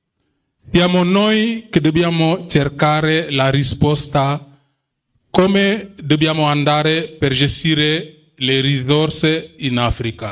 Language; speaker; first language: Italian; non-native, fluent; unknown